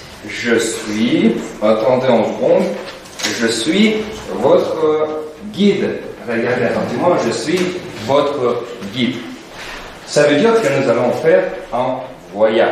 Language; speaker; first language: French; non-native, fluent; Russian